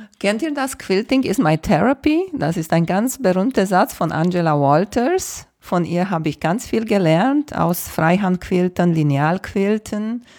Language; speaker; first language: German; non-native, fluent; Romanian